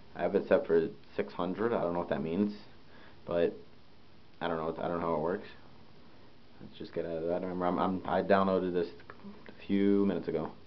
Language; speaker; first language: English; native; English